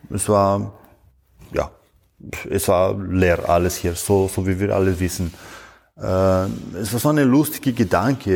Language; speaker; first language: German; non-native, fluent; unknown